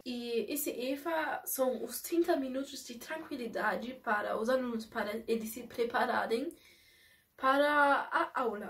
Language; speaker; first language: Portuguese; early bilingual, heritage; Portuguese